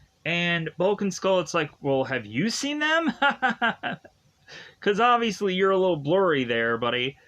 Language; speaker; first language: English; native; English